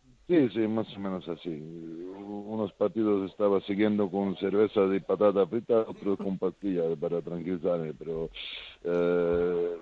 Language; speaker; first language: Spanish; non-native, fluent; Serbian